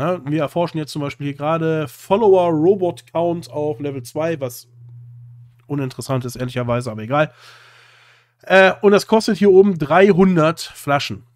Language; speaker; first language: German; native; German